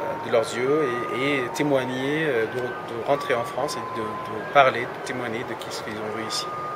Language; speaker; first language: French; non-native, fluent; Arabic